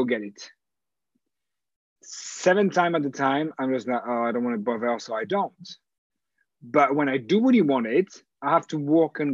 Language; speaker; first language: English; non-native, fluent; French